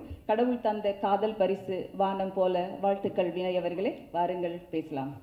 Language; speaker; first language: Tamil; native; Tamil